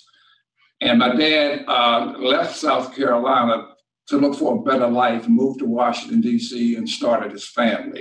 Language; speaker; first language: English; native; English